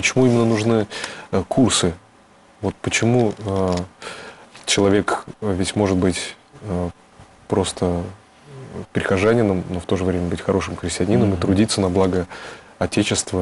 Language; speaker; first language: Russian; native; Russian